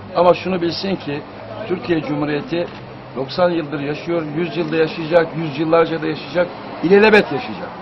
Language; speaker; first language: Turkish; native; Turkish